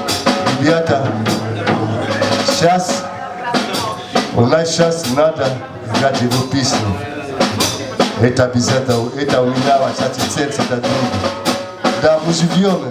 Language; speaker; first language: Russian; non-native, learner; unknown